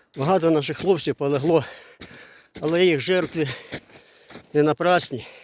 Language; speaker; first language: Ukrainian; non-native, local second language; Russian